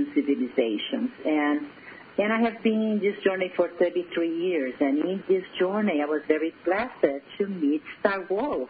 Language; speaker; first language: English; non-native, fluent; Portuguese